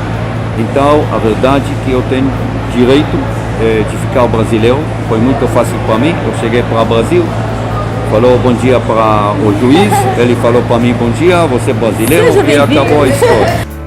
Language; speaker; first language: Portuguese; non-native, fluent; Hebrew